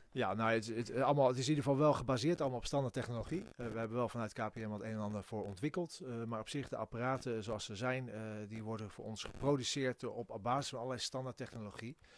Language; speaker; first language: Dutch; native; Dutch